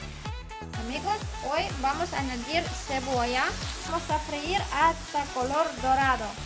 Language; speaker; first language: Spanish; non-native, learner; Polish